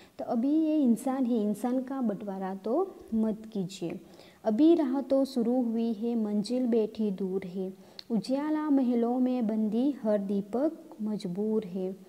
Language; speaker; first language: Hindi; non-native, local second language; Gamit